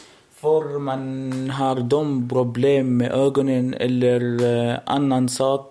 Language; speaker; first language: Swedish; non-native, learner; Arabic